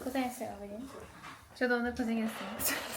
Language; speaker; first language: Korean; non-native, learner; Turkish